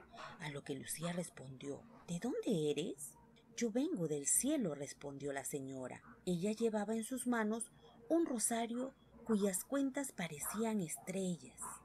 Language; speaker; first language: Spanish; native; Spanish